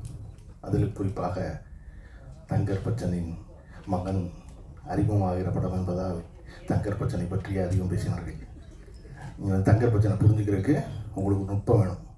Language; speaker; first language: Tamil; native; Tamil